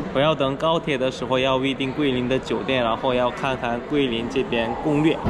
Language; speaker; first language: Chinese; non-native, fluent; Korean